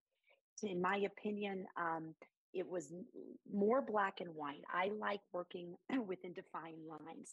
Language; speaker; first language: English; native; English